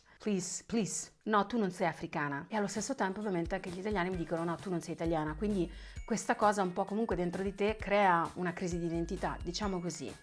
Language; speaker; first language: Italian; native; Italian